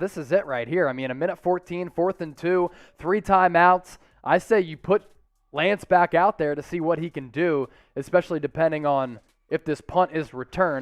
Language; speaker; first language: English; native; English